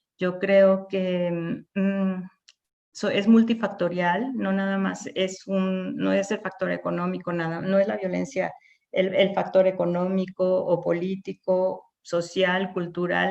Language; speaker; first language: Spanish; native; Spanish